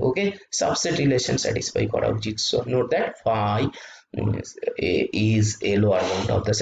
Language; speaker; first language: English; non-native, local second language; Bangla